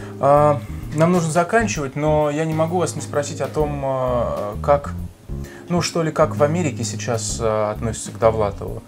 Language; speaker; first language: Russian; native; Russian